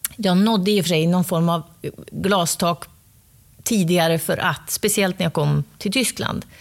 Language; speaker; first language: Swedish; native; Swedish